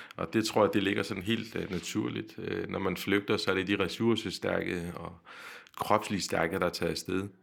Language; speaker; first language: Danish; non-native, fluent; Turkish